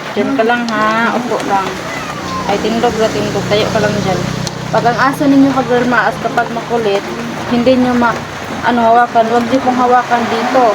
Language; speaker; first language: Filipino; non-native, local second language; Cebuano